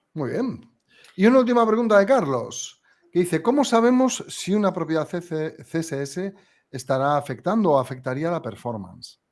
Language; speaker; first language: Spanish; native; Spanish